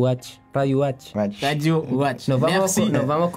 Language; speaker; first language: Spanish; native; Spanish